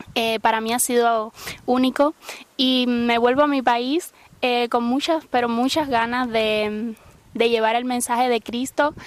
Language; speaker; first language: Spanish; native; Spanish